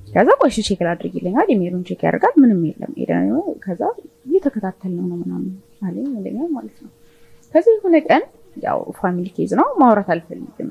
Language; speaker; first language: Amharic; native; Amharic